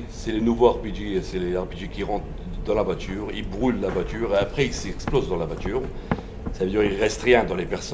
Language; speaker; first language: French; non-native, fluent; Hebrew